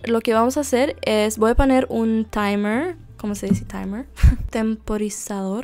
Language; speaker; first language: Spanish; non-native, fluent; Russian